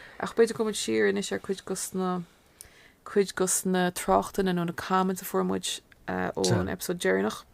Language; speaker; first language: Irish; non-native, local second language; English